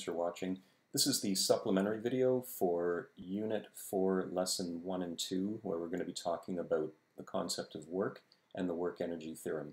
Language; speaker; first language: English; native; English